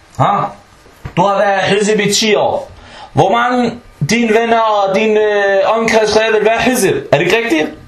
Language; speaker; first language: Danish; early bilingual, other home language; Arabic